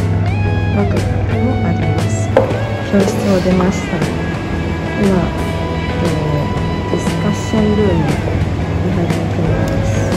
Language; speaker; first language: Japanese; non-native, fluent; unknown